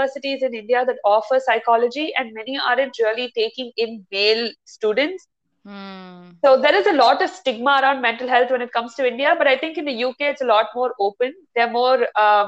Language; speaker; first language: English; non-native, local second language; Tamil